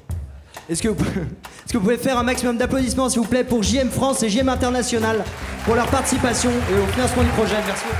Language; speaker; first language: French; native; French